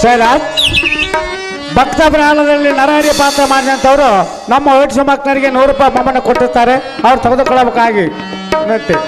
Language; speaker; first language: Kannada; native; Kannada